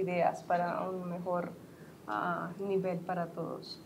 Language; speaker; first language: Spanish; non-native, fluent; English